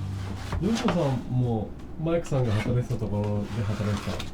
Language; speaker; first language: Japanese; native; Japanese